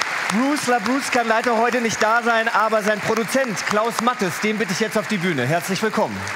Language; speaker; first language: German; native; German